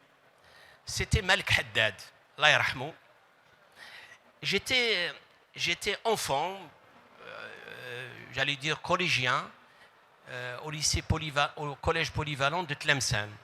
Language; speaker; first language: French; non-native, local second language; Arabic